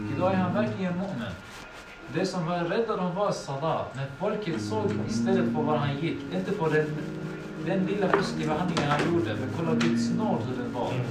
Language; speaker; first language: Swedish; early bilingual, other home language; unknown